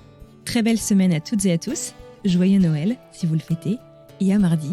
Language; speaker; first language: French; native; French